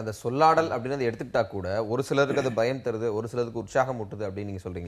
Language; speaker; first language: Tamil; native; Tamil